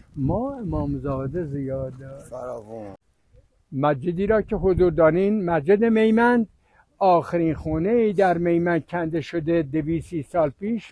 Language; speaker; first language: Persian; native; Persian